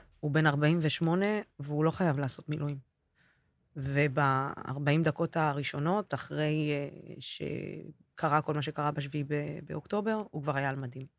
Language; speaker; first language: Hebrew; non-native, local second language; Arabic